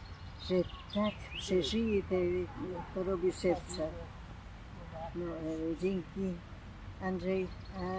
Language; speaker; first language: Polish; non-native, local second language; German